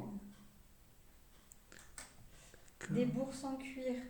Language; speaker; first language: French; native; French